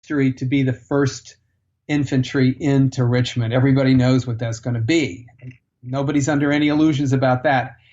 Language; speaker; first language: English; native; English